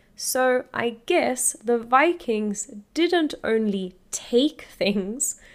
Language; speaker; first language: English; native; English